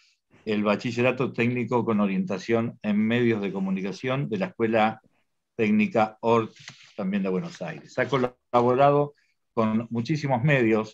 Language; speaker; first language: Spanish; native; Spanish